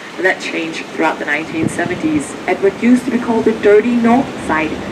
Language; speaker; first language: English; non-native, fluent; Danish